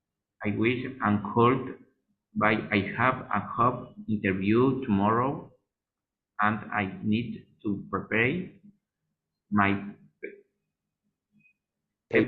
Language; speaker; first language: English; non-native, learner; Spanish